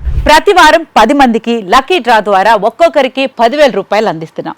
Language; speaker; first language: Telugu; native; Telugu